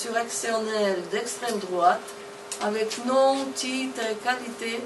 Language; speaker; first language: French; non-native, fluent; Russian